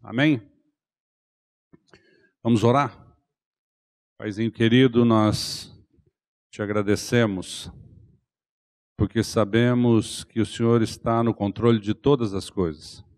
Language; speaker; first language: Portuguese; native; Portuguese